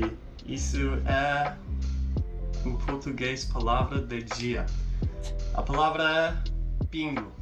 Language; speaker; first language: Portuguese; non-native, learner; English